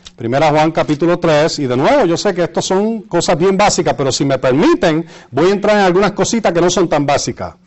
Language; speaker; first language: Spanish; early bilingual, heritage; Spanish